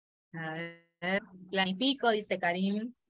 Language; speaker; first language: Spanish; native; Spanish